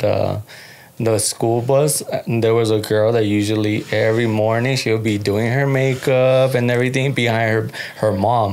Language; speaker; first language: English; early bilingual, other home language; Spanish